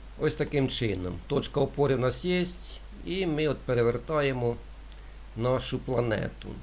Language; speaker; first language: Ukrainian; non-native, local second language; Russian